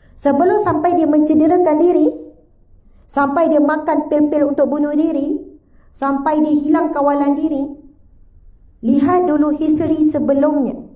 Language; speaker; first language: Malay; native; Malay